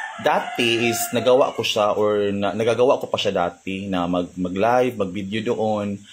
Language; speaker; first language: Filipino; non-native, local second language; Cebuano